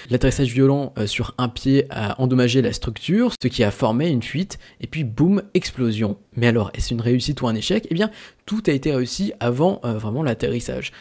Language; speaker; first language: French; native; French